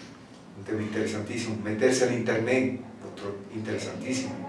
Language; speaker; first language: Spanish; native; Spanish